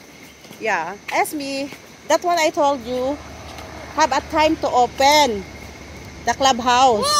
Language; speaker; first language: English; non-native, local second language; Cebuano